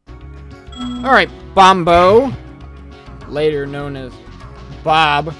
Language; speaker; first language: English; native; English